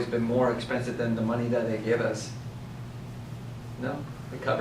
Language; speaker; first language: English; native; English